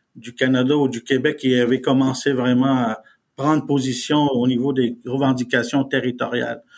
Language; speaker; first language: French; non-native, fluent; Innu-aimun